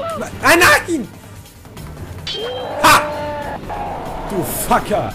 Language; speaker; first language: German; native; German